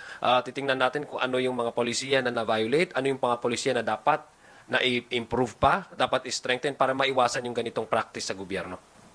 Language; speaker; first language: Filipino; native; Filipino